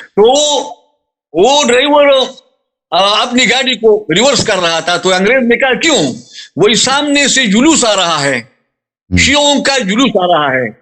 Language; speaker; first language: Urdu; non-native, local second language; Pashto